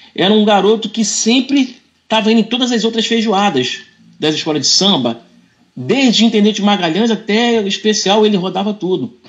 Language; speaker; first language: Portuguese; native; Portuguese